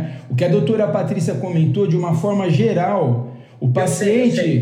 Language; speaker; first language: Portuguese; native; Portuguese